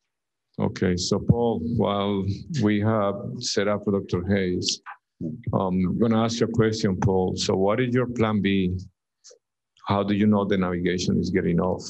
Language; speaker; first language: English; non-native, fluent; Spanish